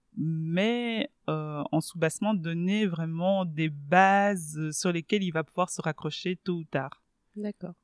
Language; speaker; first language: French; non-native, fluent; Swahili